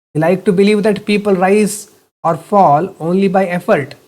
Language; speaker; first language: English; non-native, local second language; Kannada